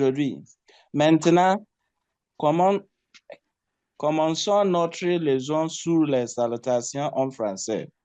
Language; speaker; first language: French; non-native, learner; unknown